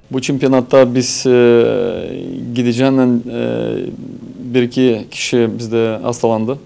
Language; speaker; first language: Turkish; non-native, learner; Gagauz